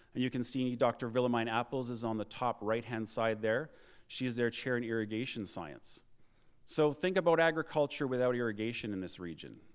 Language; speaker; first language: English; native; English